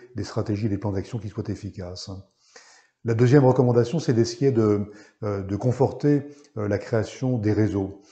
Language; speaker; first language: French; native; French